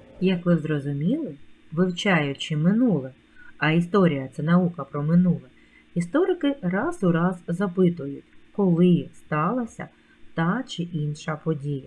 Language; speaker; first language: Ukrainian; native; Ukrainian